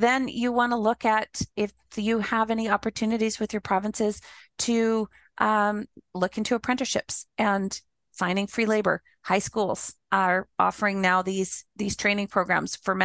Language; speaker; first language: English; native; English